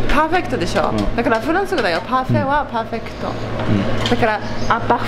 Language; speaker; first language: Japanese; non-native, learner; French